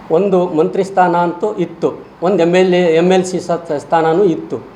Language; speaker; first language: Kannada; non-native, local second language; Lambadi